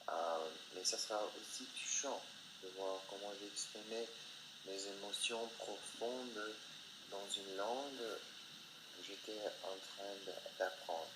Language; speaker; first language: French; non-native, fluent; English